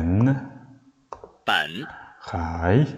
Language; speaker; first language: Chinese; non-native, learner; Mongolian